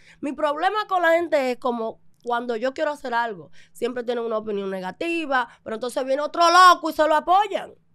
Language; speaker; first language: Spanish; early bilingual, other home language; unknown